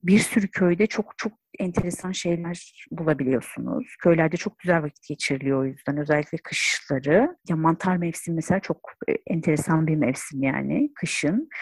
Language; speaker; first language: Turkish; native; Turkish